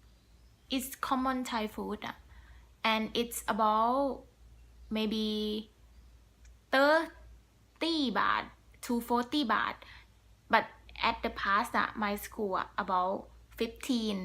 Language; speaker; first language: English; non-native, learner; Thai